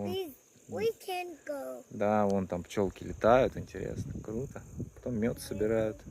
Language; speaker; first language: Russian; native; Russian